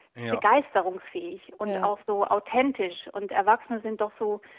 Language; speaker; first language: German; native; German